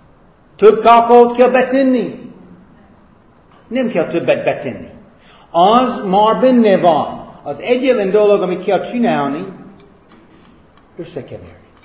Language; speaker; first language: Hungarian; non-native, fluent; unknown